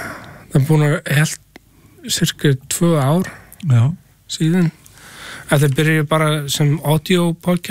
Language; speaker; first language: Icelandic; non-native, learner; English